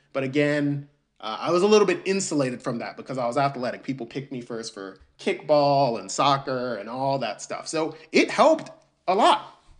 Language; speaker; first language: English; early bilingual, other home language; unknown